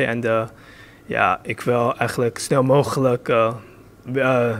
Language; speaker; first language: Dutch; early bilingual, other home language; Chinese